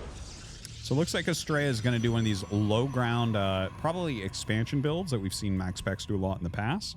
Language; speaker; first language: English; native; English